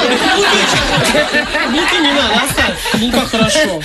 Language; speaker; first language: Russian; native; Russian